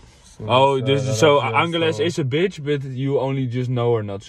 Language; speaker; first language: English; non-native, fluent; Dutch